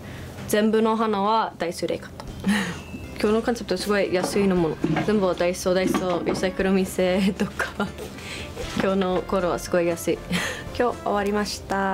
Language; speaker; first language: Japanese; non-native, learner; English